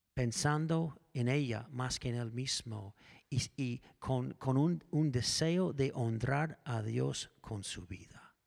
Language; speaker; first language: Spanish; non-native, fluent; English